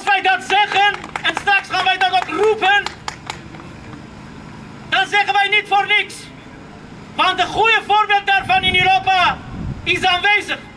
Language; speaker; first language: Dutch; non-native, fluent; Armenian